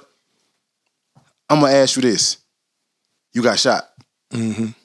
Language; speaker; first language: English; native; English